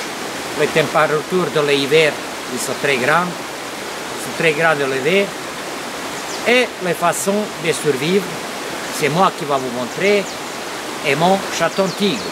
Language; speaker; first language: French; non-native, fluent; Serbian